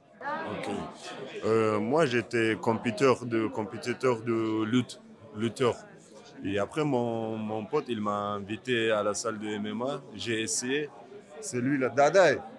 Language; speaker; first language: French; non-native, learner; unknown